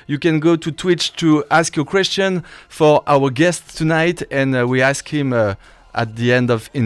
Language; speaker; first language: English; non-native, learner; French